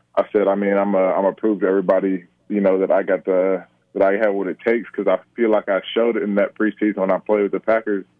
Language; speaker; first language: English; native; English